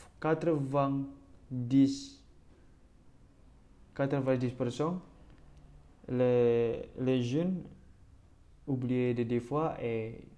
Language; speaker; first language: French; non-native, learner; Indonesian